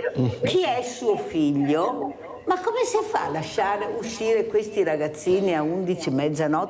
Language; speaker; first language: Italian; native; Italian